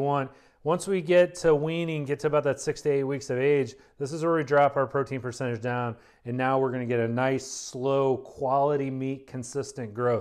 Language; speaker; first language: English; native; English